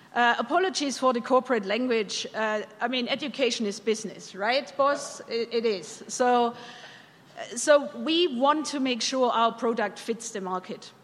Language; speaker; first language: English; non-native, fluent; German